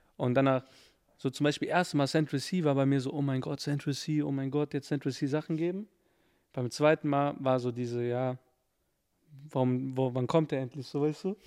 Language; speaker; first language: German; early bilingual, other home language; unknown